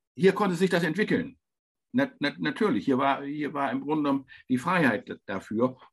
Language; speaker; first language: German; native; German